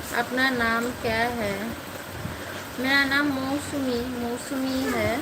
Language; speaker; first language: Hindi; non-native, local second language; Bangla